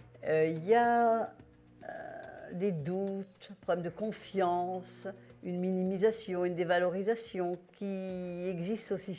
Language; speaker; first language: French; native; French